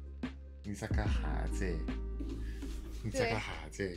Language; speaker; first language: Chinese; non-native, learner; English